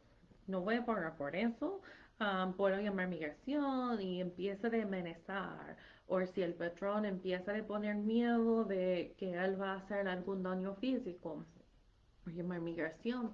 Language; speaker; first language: Spanish; non-native, fluent; English